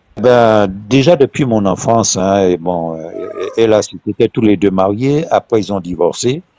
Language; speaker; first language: French; non-native, local second language; Haitian Creole